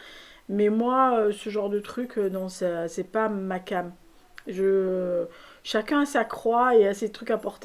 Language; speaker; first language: French; native; French